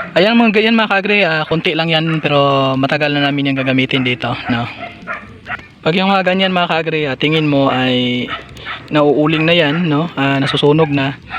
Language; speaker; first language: Filipino; non-native, local second language; Cebuano